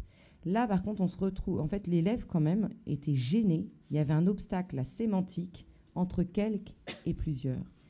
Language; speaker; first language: French; native; French